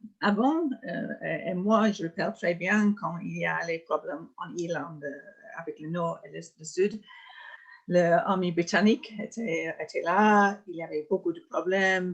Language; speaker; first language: French; non-native, fluent; English